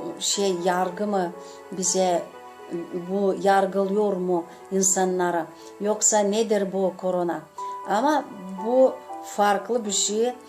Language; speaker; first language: Turkish; non-native, fluent; Gagauz